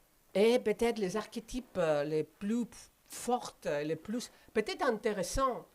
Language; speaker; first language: French; non-native, fluent; Spanish